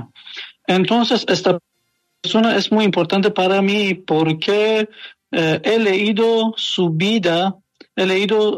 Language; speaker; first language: Spanish; non-native, learner; Persian